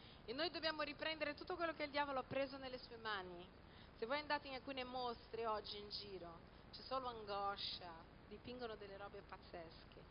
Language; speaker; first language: Italian; non-native, fluent; Portuguese